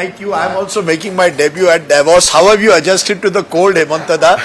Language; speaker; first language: English; native; English